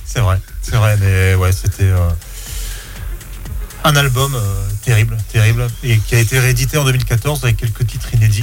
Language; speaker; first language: French; native; French